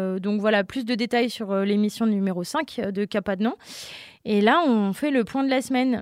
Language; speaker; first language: French; native; French